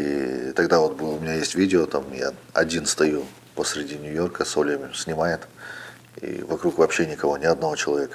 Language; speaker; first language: Russian; native; Russian